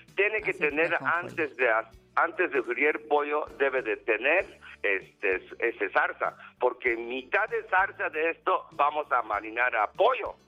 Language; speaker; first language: Spanish; non-native, learner; Japanese